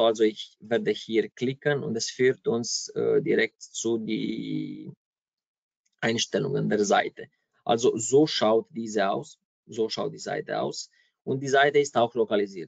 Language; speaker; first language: German; non-native, fluent; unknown